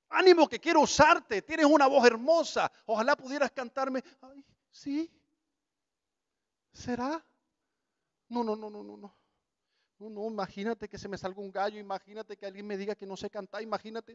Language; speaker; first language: Spanish; native; Spanish